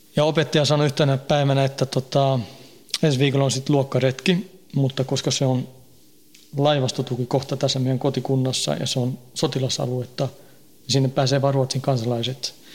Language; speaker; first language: Finnish; early bilingual, heritage; Finnish